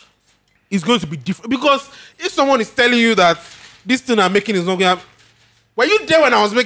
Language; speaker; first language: English; non-native, local second language; Yoruba